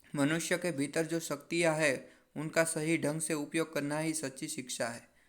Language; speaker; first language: Hindi; non-native, local second language; Gujarati